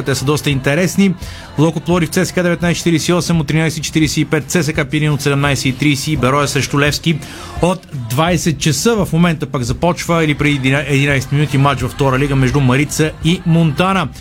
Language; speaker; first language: Bulgarian; native; Bulgarian